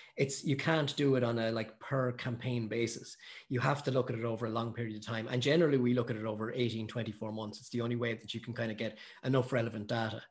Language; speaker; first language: English; native; English